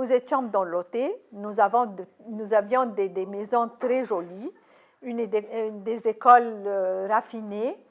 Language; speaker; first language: French; non-native, fluent; Arabic